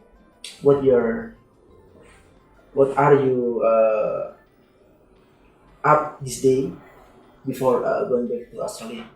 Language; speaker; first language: English; non-native, learner; Indonesian